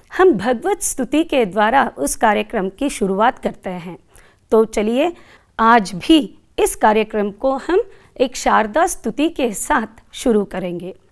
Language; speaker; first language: Hindi; non-native, local second language; Kannada